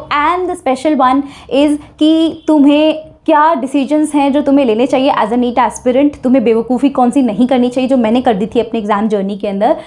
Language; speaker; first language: Hindi; native; Hindi